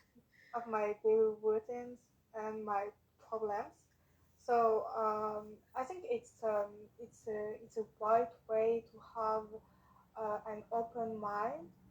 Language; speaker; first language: English; non-native, learner; French